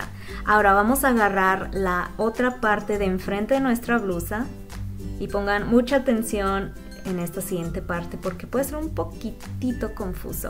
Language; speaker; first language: Spanish; native; Spanish